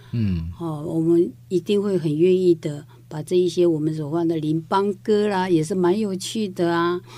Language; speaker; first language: Chinese; non-native, local second language; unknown